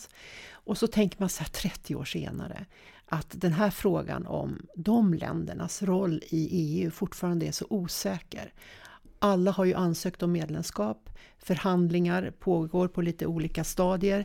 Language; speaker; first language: Swedish; native; Swedish